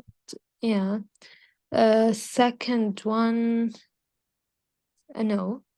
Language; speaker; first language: English; non-native, learner; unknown